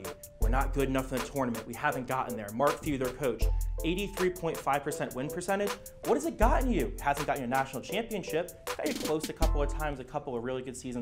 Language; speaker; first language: English; native; English